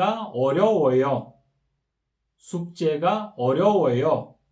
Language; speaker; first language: Korean; non-native, fluent; Kyrgyz